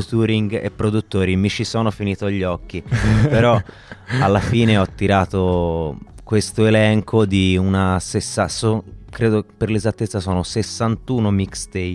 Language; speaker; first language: Italian; native; Italian